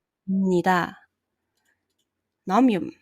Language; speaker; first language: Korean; non-native, fluent; Mongolian